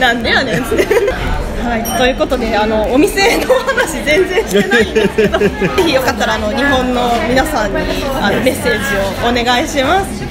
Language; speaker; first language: Japanese; native; Japanese